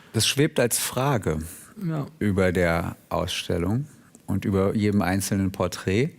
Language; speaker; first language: German; native; German